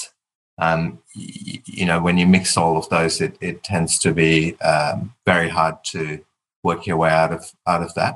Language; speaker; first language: English; non-native, local second language; Tamil